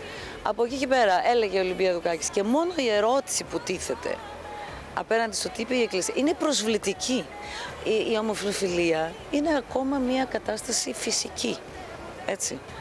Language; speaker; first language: Greek; native; Greek